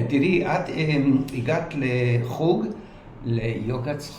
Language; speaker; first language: Hebrew; non-native, learner; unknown